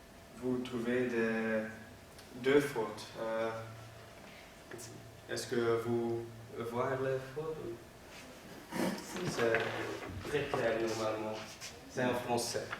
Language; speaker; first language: French; non-native, learner; Dutch